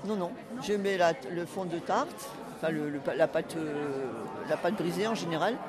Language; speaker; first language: French; native; French